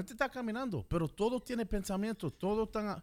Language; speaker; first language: Spanish; early bilingual, heritage; Spanish